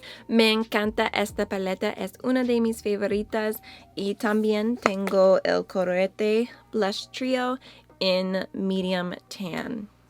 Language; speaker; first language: Spanish; non-native, learner; English